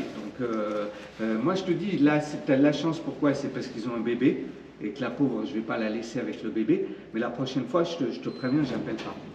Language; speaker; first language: French; native; French